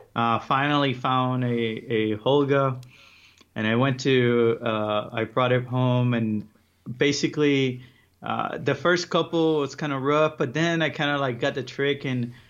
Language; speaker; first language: English; early bilingual, other home language; Spanish